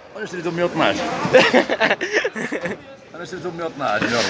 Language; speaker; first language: Arabic; native; Arabic